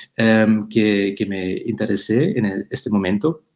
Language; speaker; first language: Spanish; non-native, fluent; German